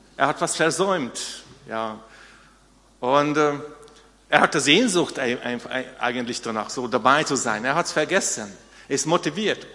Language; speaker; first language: German; non-native, fluent; Hungarian